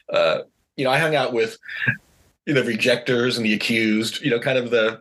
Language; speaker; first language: English; native; English